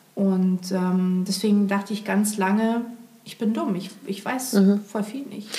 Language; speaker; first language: German; early bilingual, other home language; Portuguese